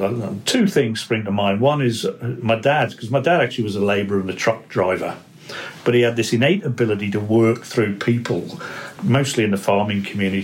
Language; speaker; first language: English; native; English